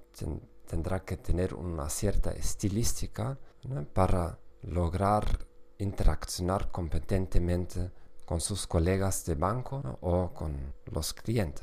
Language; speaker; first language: Spanish; non-native, fluent; German